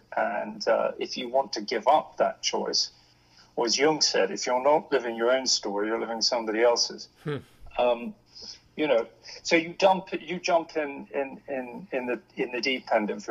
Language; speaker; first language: English; native; English